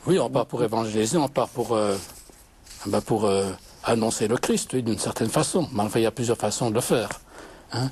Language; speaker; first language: French; native; French